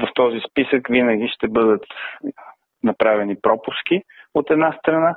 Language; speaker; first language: Bulgarian; native; Bulgarian